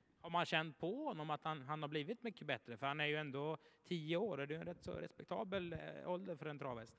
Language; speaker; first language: Swedish; native; Swedish